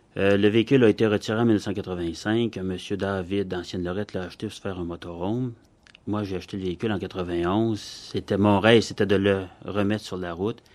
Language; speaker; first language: French; native; French